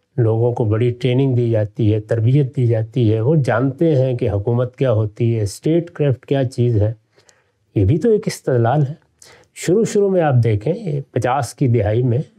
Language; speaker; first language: Urdu; non-native, local second language; Punjabi